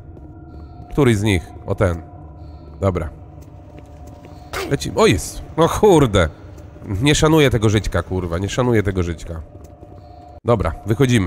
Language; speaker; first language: Polish; native; Polish